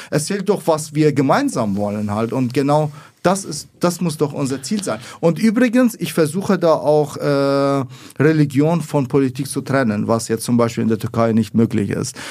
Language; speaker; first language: German; early bilingual, other home language; Arabic